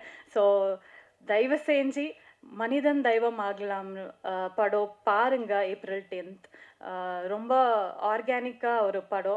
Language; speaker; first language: Tamil; non-native, learner; Kannada